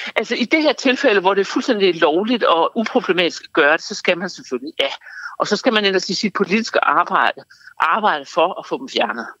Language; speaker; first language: Danish; native; Danish